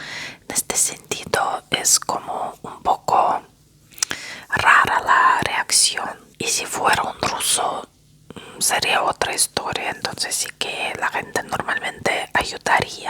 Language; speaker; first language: Spanish; non-native, fluent; Russian